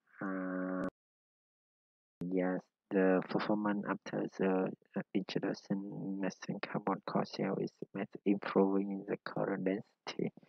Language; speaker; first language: English; non-native, learner; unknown